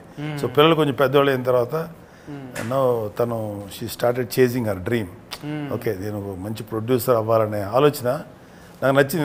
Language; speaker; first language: Telugu; native; Telugu